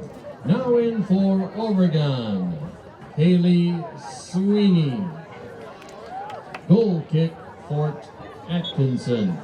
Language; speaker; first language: English; native; English